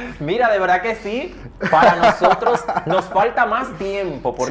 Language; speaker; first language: Spanish; native; Spanish